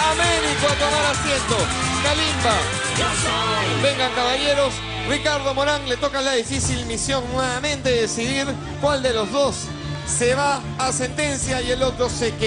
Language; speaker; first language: Spanish; native; Spanish